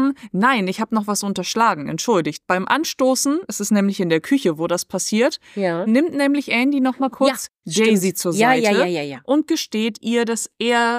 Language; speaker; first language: German; native; German